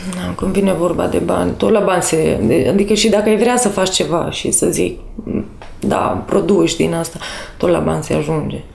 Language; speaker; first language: Romanian; native; Romanian